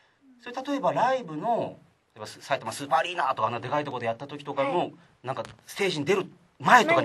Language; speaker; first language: Japanese; native; Japanese